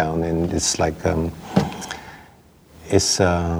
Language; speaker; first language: English; non-native, local second language; Wu Chinese